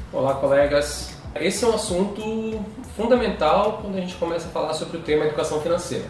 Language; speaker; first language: Portuguese; native; Portuguese